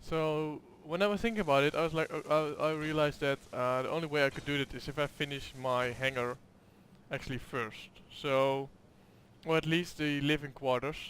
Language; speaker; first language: English; non-native, fluent; Dutch